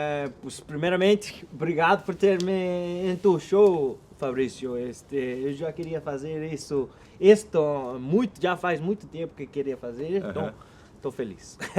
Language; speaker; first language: Portuguese; non-native, learner; Spanish